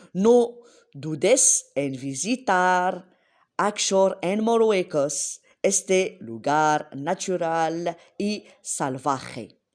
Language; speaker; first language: Spanish; non-native, learner; Arabic